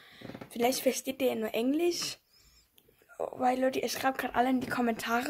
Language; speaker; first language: German; native; German